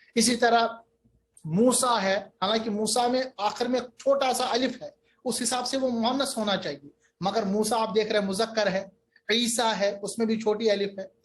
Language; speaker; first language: Urdu; native; Urdu